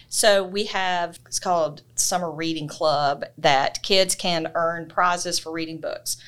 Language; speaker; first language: English; native; English